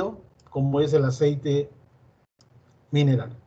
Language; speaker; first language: Spanish; native; Spanish